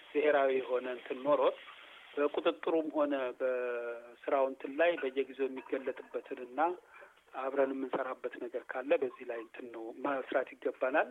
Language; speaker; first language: Amharic; native; Amharic